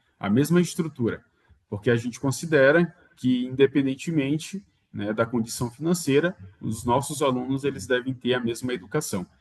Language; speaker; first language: Portuguese; native; Portuguese